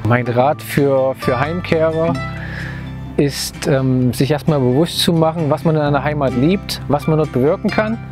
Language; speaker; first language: German; native; German